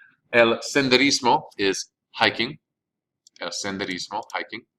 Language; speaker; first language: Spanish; non-native, fluent; English